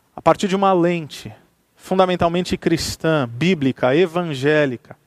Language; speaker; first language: Portuguese; native; Portuguese